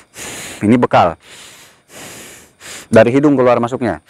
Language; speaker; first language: Indonesian; native; Indonesian